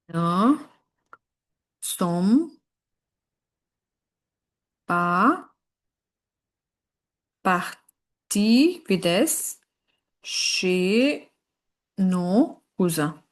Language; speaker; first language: French; non-native, fluent; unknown